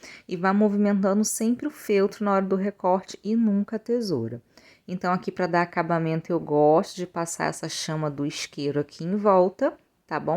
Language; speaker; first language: Portuguese; native; Portuguese